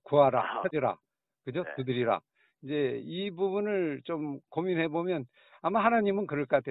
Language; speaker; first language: Korean; native; Korean